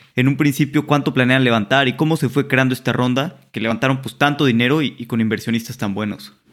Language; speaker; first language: Spanish; native; Spanish